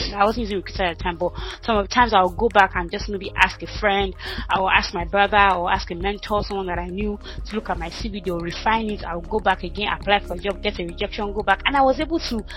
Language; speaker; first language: English; non-native, local second language; Yoruba